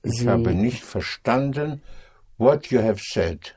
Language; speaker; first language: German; non-native, fluent; English